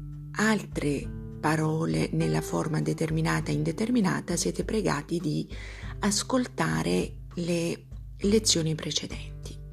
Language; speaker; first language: Italian; non-native, fluent; Albanian